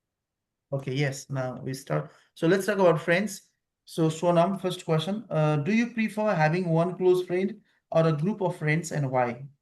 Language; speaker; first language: English; non-native, fluent; Nepali